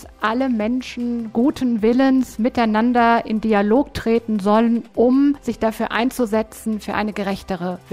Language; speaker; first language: German; native; German